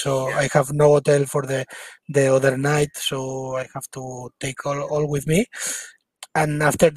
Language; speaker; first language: English; non-native, fluent; Spanish